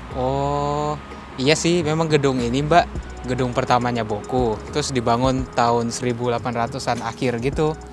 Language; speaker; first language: Indonesian; native; Indonesian